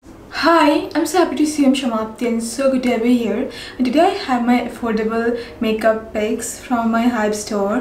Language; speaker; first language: English; non-native, local second language; Bangla